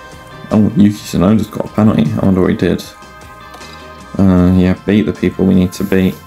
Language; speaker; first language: English; native; English